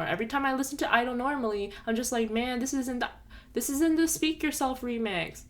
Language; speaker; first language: English; native; English